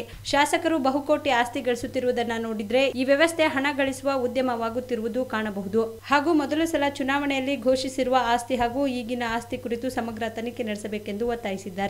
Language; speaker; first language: Kannada; native; Kannada